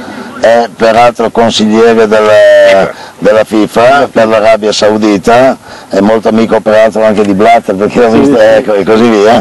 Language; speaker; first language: Italian; native; Italian